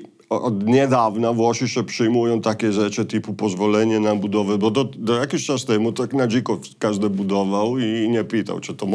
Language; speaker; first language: Polish; non-native, fluent; Italian